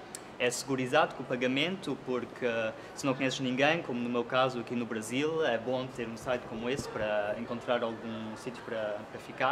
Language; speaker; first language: Portuguese; early bilingual, heritage; Portuguese